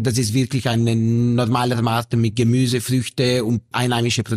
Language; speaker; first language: German; non-native, local second language; Italian